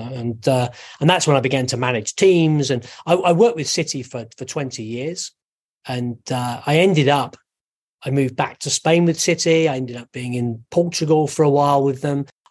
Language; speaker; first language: English; native; English